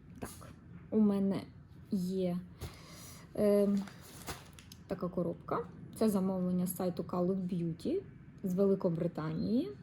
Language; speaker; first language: Ukrainian; non-native, local second language; Russian